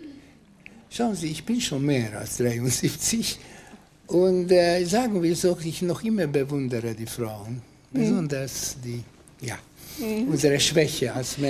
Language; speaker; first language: German; non-native, fluent; Hungarian